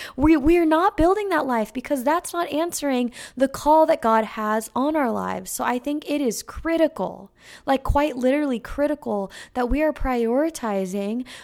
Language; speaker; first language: English; native; English